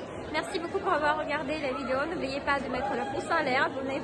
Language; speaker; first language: French; non-native, fluent; Russian